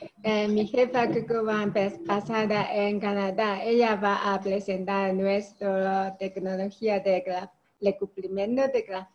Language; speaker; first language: Spanish; non-native, learner; Chinese